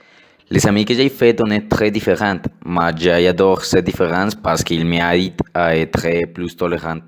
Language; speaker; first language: French; non-native, learner; Spanish